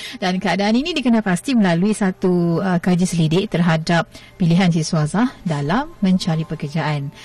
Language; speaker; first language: Malay; native; Malay